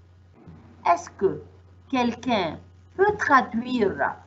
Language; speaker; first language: French; non-native, fluent; Arabic